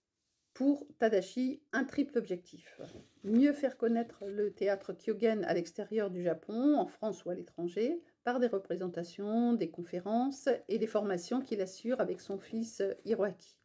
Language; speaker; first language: French; native; French